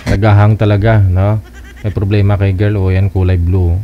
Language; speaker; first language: Filipino; native; Filipino